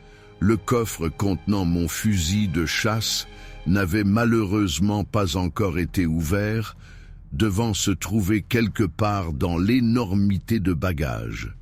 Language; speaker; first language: French; native; French